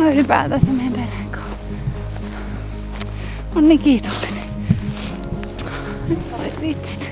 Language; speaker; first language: Finnish; native; Finnish